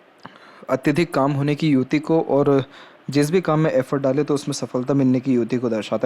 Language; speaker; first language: Hindi; native; Hindi